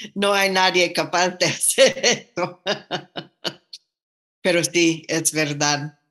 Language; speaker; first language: Spanish; non-native, fluent; English